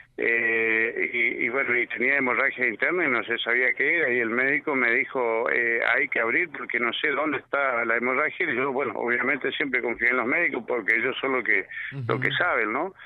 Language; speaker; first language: Spanish; native; Spanish